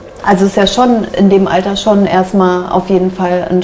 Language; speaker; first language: German; native; German